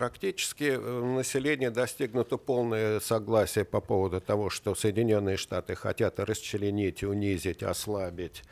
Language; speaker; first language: Russian; native; Russian